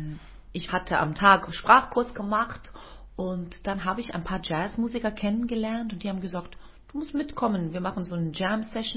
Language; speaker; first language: German; non-native, fluent; Norwegian